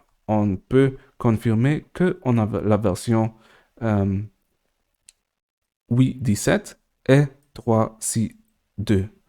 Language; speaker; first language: French; non-native, learner; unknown